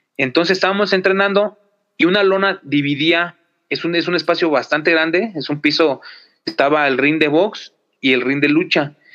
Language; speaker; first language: Spanish; native; Spanish